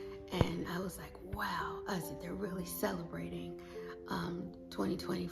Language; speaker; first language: English; native; English